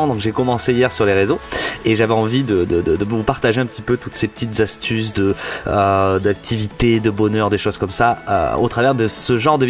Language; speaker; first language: French; native; French